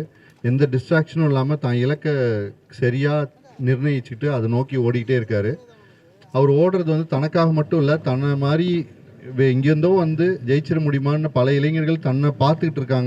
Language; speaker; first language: Tamil; native; Tamil